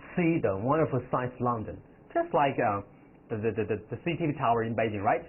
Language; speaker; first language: English; non-native, fluent; Chinese